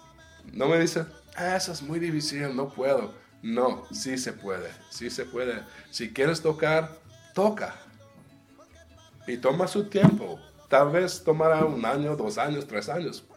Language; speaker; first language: Spanish; early bilingual, heritage; Spanish